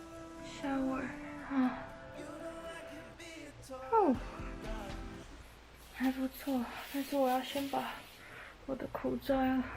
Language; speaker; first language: Chinese; early bilingual, heritage; Chinese